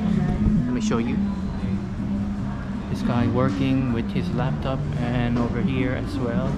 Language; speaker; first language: English; non-native, fluent; Korean